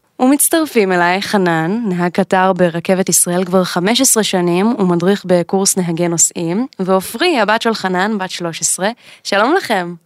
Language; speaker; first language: Hebrew; native; Hebrew